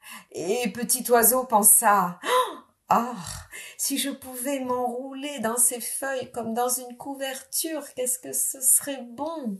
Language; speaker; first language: French; native; French